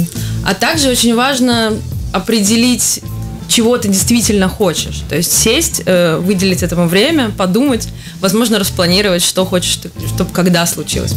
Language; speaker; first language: Russian; native; Russian